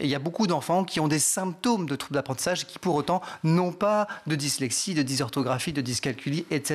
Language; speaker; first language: French; native; French